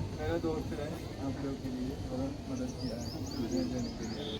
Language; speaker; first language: Hindi; non-native, local second language; Malayalam